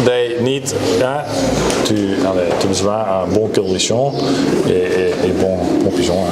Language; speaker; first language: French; non-native, learner; Dutch